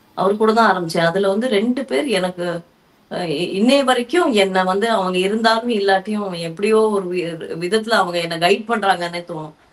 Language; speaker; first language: Tamil; native; Tamil